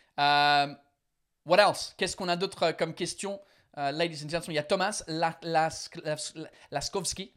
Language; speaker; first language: French; non-native, fluent; English